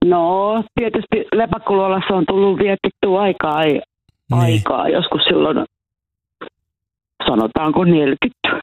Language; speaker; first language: Finnish; native; Finnish